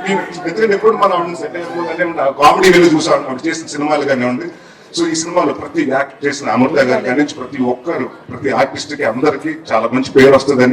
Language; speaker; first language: Telugu; native; Telugu